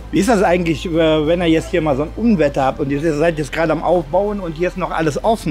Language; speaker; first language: German; native; German